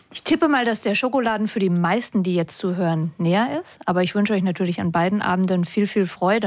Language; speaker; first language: German; native; German